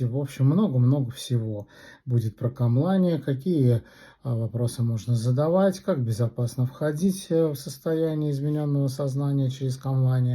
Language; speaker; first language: Russian; native; Russian